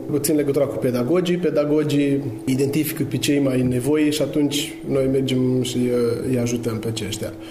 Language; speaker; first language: Romanian; native; Romanian